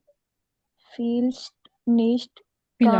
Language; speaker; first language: German; non-native, learner; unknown